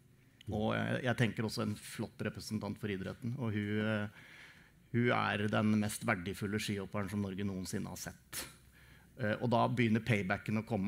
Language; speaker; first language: Norwegian; native; Norwegian